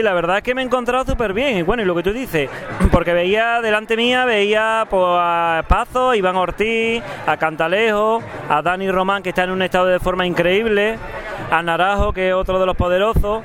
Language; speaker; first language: Spanish; native; Spanish